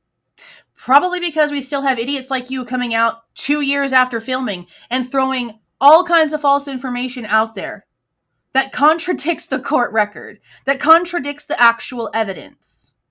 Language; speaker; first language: English; native; English